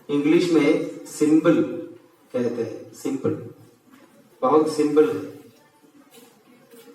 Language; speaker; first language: Hindi; non-native, local second language; Malayalam